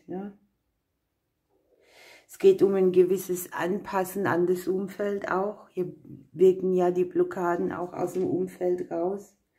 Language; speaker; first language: German; native; German